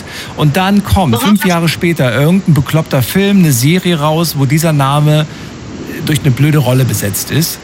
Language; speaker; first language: German; native; German